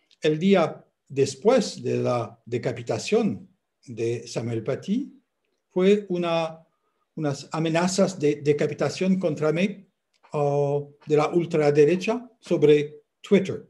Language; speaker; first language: Spanish; non-native, fluent; French